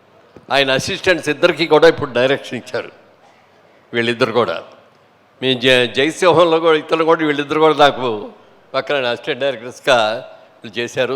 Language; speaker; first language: Telugu; native; Telugu